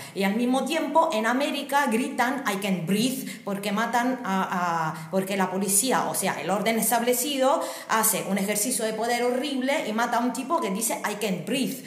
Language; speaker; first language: Spanish; non-native, fluent; Italian